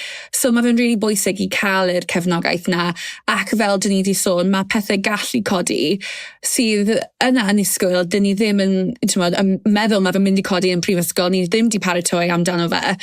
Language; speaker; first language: Welsh; native; Welsh